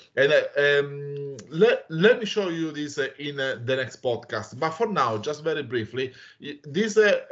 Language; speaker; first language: English; non-native, fluent; Italian